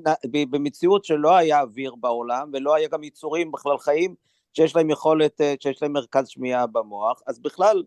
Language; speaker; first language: Hebrew; native; Hebrew